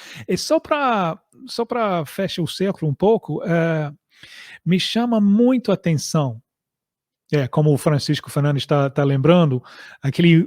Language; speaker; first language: Portuguese; non-native, fluent; English